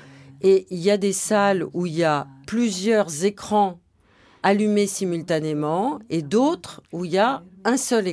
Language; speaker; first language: French; native; French